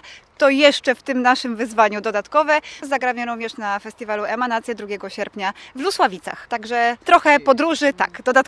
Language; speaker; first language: Polish; native; Polish